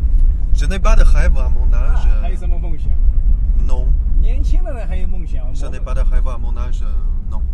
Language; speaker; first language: French; non-native, fluent; Chinese